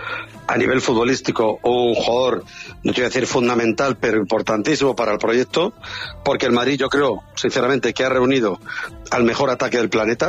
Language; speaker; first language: Spanish; native; Spanish